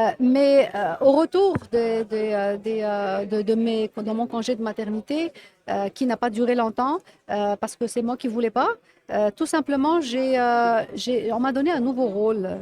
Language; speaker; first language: French; non-native, local second language; Arabic